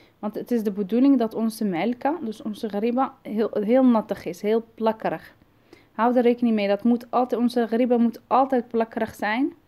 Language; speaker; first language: Dutch; early bilingual, other home language; Arabic